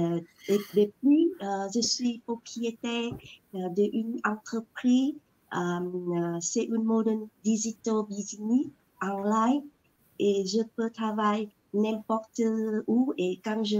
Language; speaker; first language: French; non-native, learner; Vietnamese